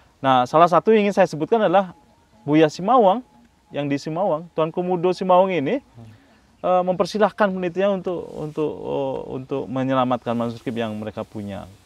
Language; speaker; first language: Indonesian; non-native, local second language; Minangkabau